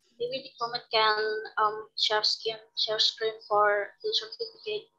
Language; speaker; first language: English; non-native, learner; Indonesian